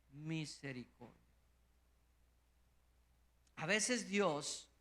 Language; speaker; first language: Spanish; native; Spanish